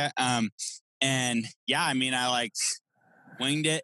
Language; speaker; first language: English; native; English